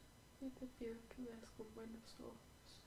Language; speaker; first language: Spanish; native; Spanish